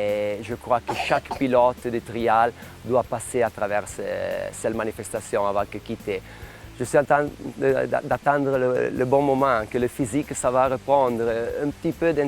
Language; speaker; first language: French; non-native, local second language; Italian